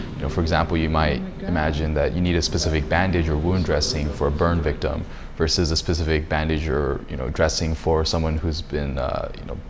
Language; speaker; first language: English; native; English